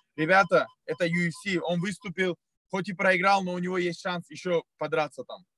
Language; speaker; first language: Russian; native; Russian